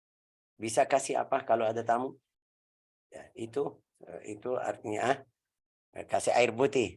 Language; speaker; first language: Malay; non-native, learner; Arabic